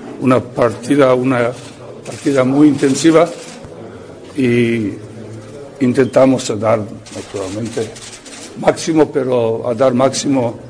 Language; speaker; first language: Spanish; non-native, learner; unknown